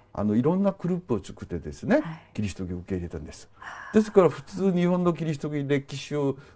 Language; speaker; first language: Japanese; non-native, fluent; Korean